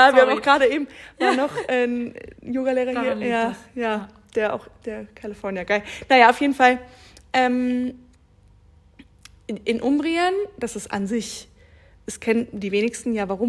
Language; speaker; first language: German; native; German